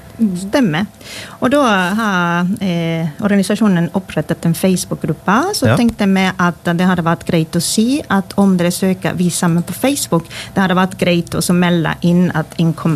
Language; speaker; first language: Norwegian; non-native, fluent; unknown